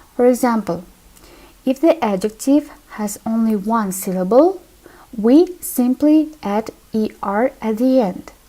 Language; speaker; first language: English; non-native, fluent; Kazakh